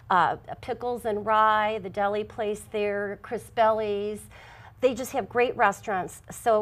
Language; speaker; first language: English; native; English